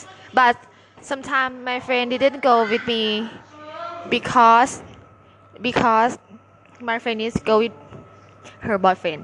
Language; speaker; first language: English; non-native, learner; Thai